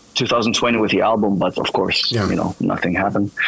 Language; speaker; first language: English; non-native, fluent; Greek